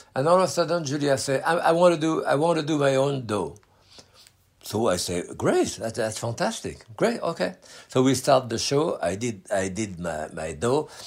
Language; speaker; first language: English; non-native, fluent; French